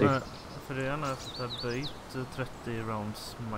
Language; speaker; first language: Swedish; native; Swedish